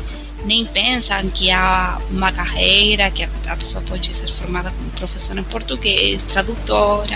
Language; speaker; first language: Portuguese; non-native, fluent; Spanish